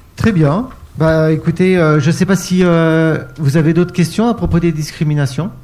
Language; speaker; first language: French; native; French